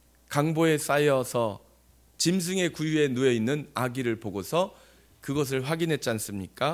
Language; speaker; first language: Korean; native; Korean